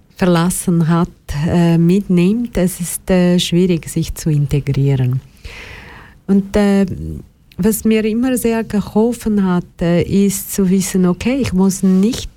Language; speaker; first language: German; non-native, fluent; Portuguese